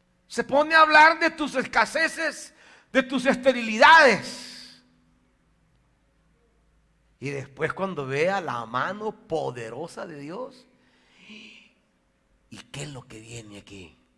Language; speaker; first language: Spanish; native; Spanish